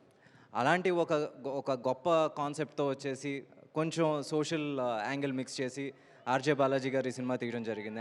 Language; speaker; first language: Telugu; native; Telugu